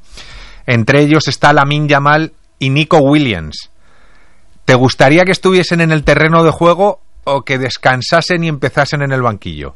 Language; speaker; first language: Spanish; native; Spanish